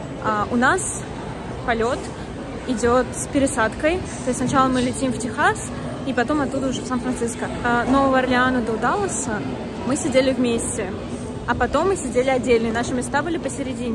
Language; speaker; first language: Russian; native; Russian